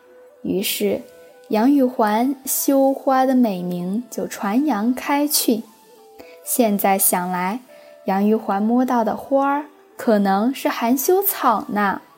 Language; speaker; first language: Chinese; native; Chinese